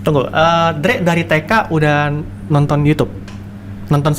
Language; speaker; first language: Indonesian; native; Indonesian